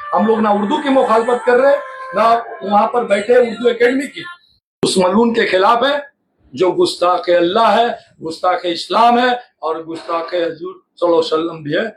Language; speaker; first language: Urdu; native; Urdu